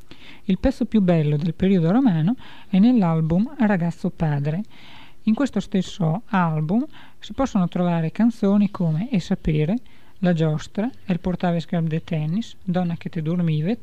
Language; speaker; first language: Italian; native; Italian